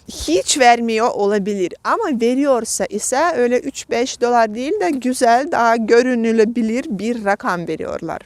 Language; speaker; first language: Turkish; non-native, fluent; Russian